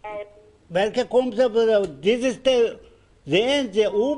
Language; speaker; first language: German; non-native, learner; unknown